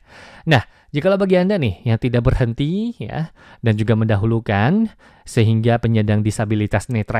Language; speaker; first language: Indonesian; native; Indonesian